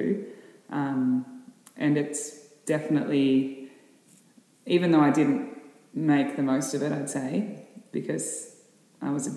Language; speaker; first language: English; native; English